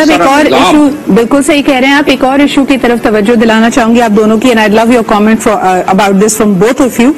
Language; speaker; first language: Urdu; native; Urdu